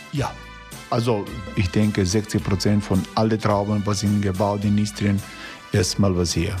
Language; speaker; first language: German; non-native, learner; Croatian